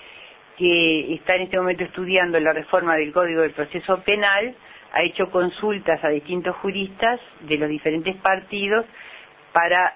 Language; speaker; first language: Spanish; native; Spanish